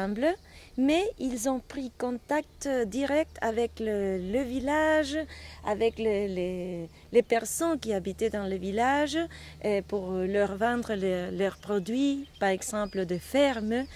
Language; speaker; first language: French; non-native, fluent; Spanish